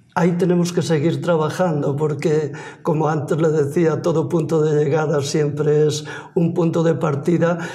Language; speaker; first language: Spanish; native; Spanish